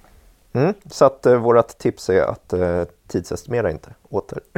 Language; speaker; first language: Swedish; native; Swedish